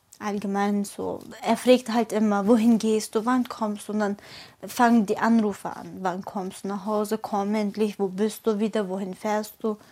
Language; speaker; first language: German; early bilingual, other home language; Turkish